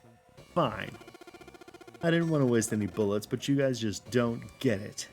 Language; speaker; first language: English; native; English